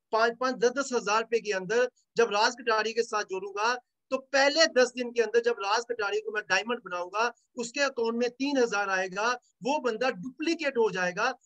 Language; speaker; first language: Hindi; native; Hindi